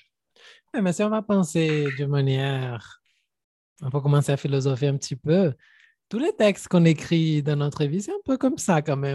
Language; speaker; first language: French; non-native, fluent; Portuguese